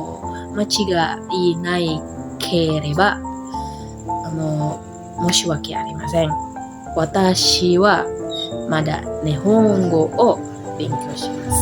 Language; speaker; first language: Japanese; non-native, learner; Indonesian